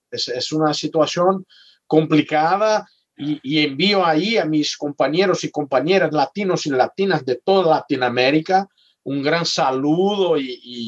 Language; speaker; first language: Spanish; non-native, fluent; Portuguese